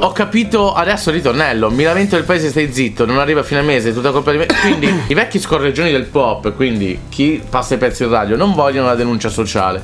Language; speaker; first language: Italian; native; Italian